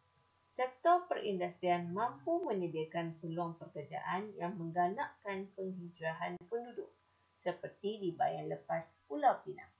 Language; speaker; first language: Malay; native; Malay